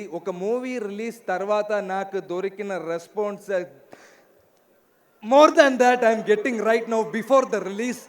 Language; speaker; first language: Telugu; non-native, learner; Malayalam